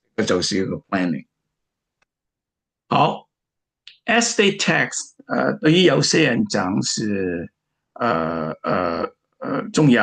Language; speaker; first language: Chinese; native; Chinese